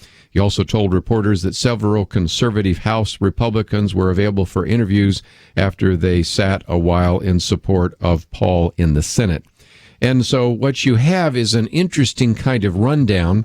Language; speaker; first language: English; native; English